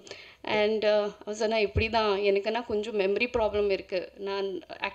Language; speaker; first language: Tamil; non-native, learner; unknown